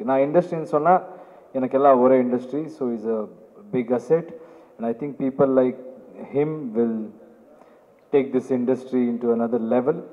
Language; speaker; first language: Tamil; non-native, learner; Kannada